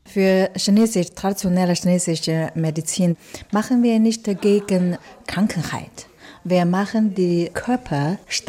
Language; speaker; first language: German; non-native, learner; Chinese